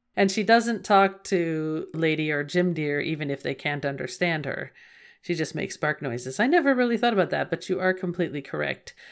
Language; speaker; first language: English; native; English